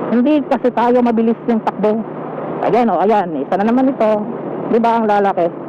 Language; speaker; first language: Filipino; non-native, local second language; Cebuano